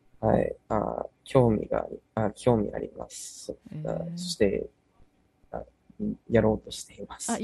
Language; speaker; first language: Japanese; early bilingual, heritage; English